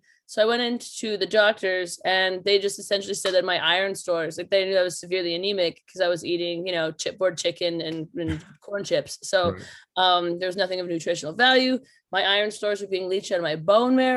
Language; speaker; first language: English; native; English